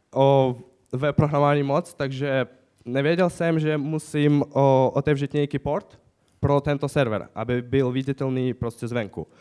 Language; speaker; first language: Czech; non-native, fluent; Ukrainian